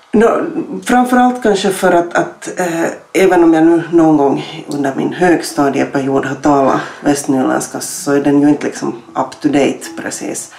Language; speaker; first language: Swedish; native; Swedish